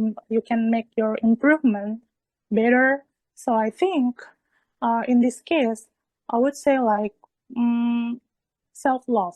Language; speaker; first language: English; non-native, learner; Indonesian